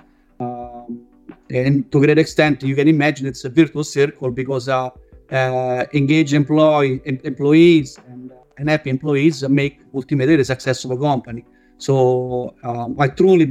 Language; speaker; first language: English; non-native, fluent; Italian